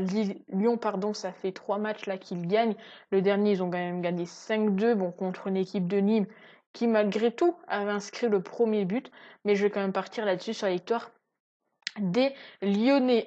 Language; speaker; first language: French; native; French